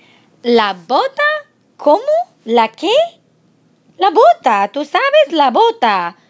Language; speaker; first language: Spanish; non-native, fluent; English